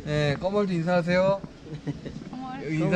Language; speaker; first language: Korean; native; Korean